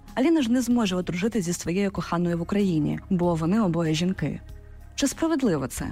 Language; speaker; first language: Ukrainian; native; Ukrainian